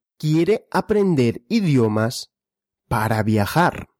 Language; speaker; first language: Spanish; non-native, fluent; Russian